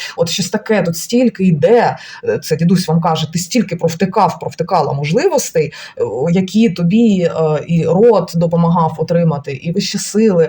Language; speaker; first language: Ukrainian; non-native, local second language; Russian